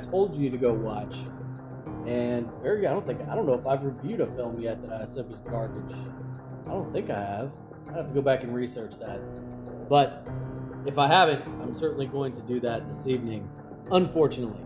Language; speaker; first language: English; native; English